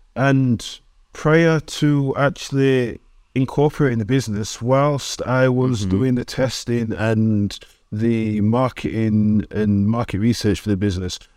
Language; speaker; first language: English; native; English